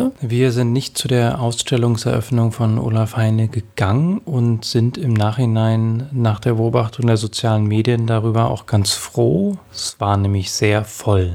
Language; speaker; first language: German; native; German